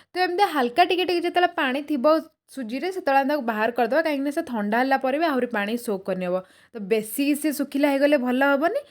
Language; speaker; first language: Odia; native; Odia